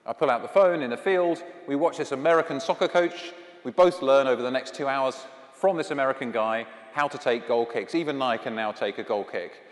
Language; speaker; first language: English; native; English